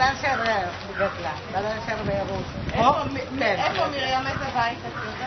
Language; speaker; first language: Hebrew; non-native, fluent; Malayalam